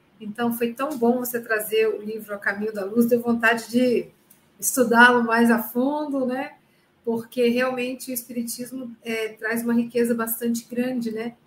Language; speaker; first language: Portuguese; native; Portuguese